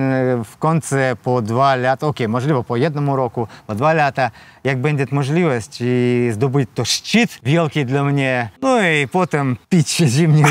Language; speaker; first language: Polish; non-native, learner; Russian